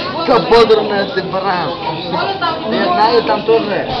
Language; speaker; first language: Russian; native; Russian